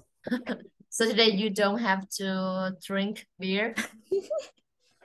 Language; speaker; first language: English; non-native, fluent; Vietnamese